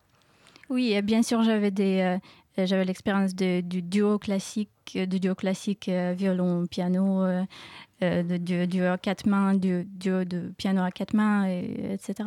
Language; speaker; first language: French; non-native, learner; Ukrainian